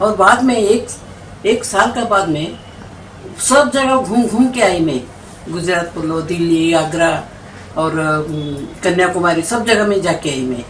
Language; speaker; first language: Hindi; non-native, local second language; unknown